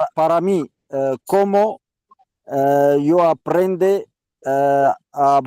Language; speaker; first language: Spanish; non-native, learner; Arabic